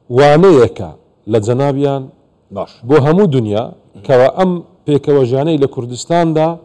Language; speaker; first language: Central Kurdish; non-native, local second language; Assyrian Neo-Aramaic